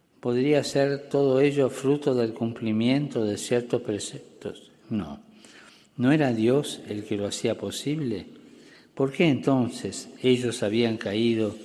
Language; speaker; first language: Spanish; native; Spanish